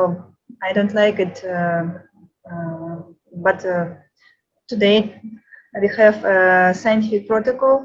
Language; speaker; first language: English; non-native, learner; Russian